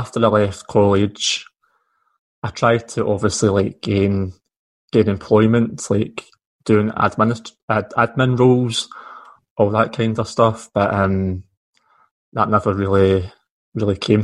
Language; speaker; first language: English; native; English